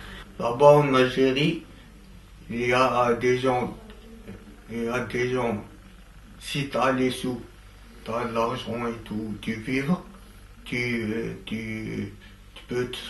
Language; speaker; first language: French; non-native, local second language; Arabic